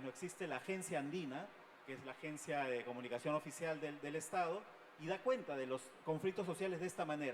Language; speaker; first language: Spanish; native; Spanish